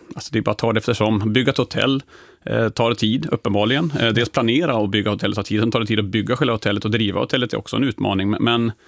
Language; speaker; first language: Swedish; native; Swedish